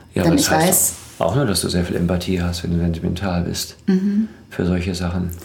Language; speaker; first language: German; native; German